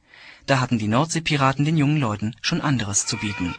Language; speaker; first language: German; native; German